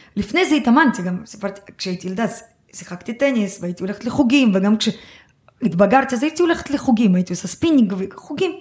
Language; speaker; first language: Hebrew; early bilingual, other home language; Russian